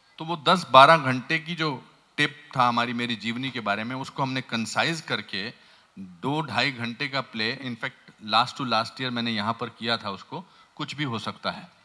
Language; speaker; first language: Hindi; native; Hindi